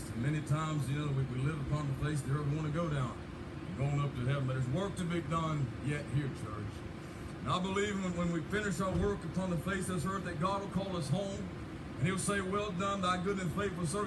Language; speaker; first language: English; native; English